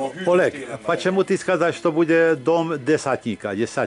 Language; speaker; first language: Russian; non-native, learner; Hungarian